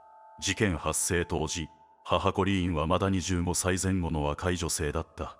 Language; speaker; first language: Japanese; native; Japanese